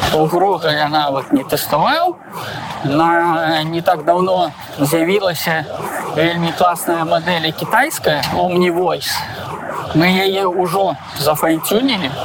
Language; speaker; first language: Belarusian; non-native, local second language; Russian